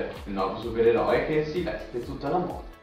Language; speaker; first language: Italian; native; Italian